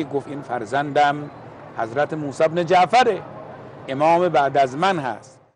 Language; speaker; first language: Persian; native; Persian